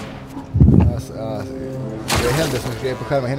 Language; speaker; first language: Swedish; native; Swedish